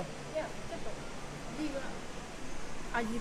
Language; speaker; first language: Japanese; non-native, learner; Vietnamese